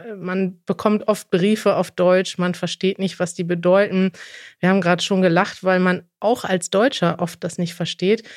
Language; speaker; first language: German; native; German